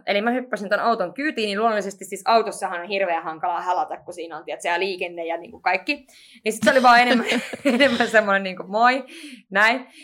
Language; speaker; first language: Finnish; native; Finnish